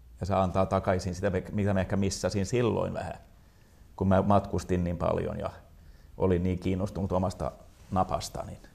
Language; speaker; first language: Finnish; non-native, local second language; Swedish